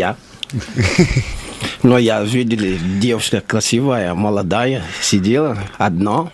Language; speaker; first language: Russian; non-native, learner; Lingala